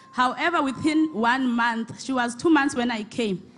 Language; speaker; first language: English; non-native, local second language; Xhosa